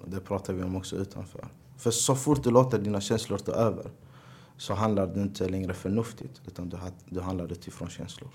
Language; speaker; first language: Swedish; early bilingual, other home language; Arabic